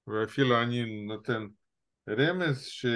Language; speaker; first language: Hebrew; non-native, fluent; Russian